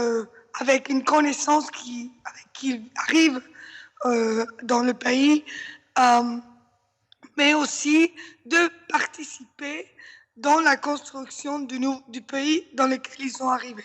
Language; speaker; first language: French; non-native, fluent; Spanish